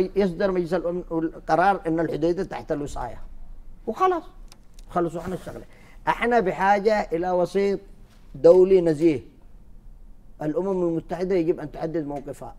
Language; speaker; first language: Arabic; native; Arabic